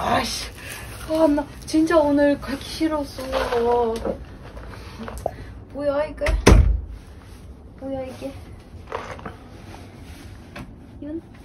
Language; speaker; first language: Korean; non-native, learner; Ukrainian